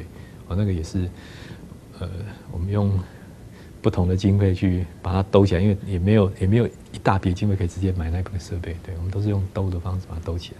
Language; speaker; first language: Chinese; native; Chinese